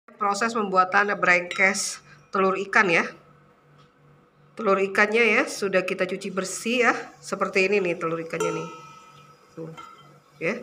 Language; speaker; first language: Indonesian; non-native, local second language; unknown